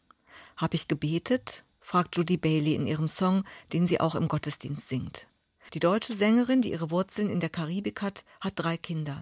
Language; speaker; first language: German; native; German